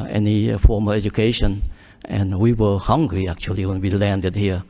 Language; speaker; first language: English; early bilingual, other home language; Khmer